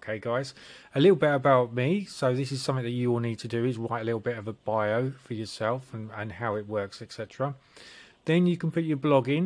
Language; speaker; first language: English; native; English